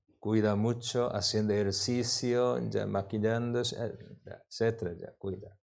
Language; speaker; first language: Spanish; non-native, learner; Korean